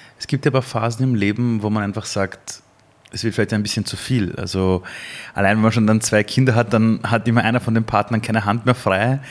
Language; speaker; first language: German; early bilingual, other home language; Persian